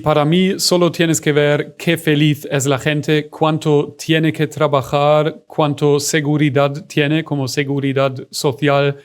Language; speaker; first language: Spanish; non-native, fluent; German